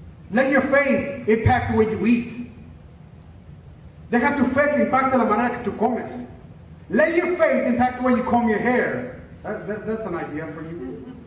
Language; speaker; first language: English; early bilingual, other home language; Spanish